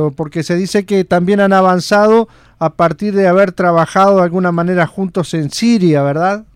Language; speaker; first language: Spanish; native; Spanish